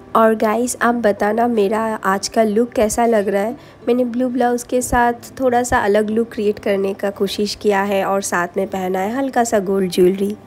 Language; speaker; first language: Hindi; non-native, local second language; Bangla